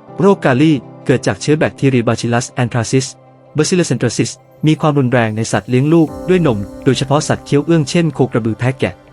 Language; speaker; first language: Thai; native; Thai